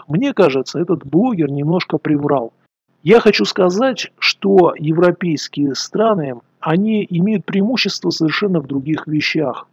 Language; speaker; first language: Russian; native; Russian